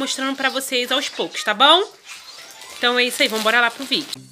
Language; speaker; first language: Portuguese; native; Portuguese